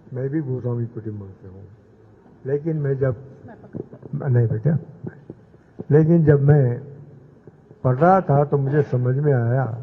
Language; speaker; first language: Urdu; native; Urdu